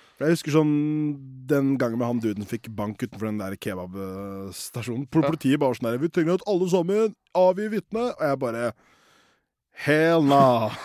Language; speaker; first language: Norwegian; native; Norwegian